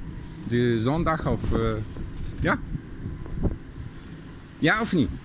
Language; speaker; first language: Dutch; non-native, learner; Polish